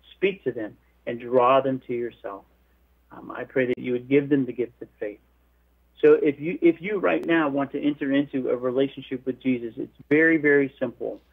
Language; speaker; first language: English; native; English